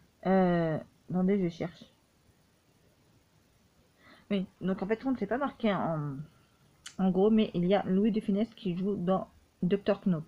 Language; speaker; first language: French; native; French